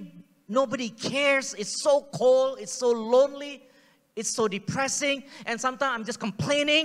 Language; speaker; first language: English; native; English